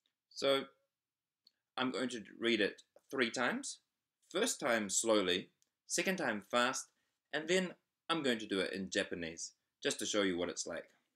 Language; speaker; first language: English; native; English